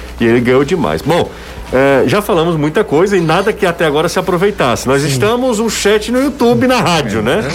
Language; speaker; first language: Portuguese; native; Portuguese